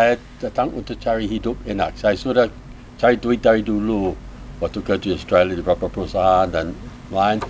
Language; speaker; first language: Indonesian; non-native, learner; English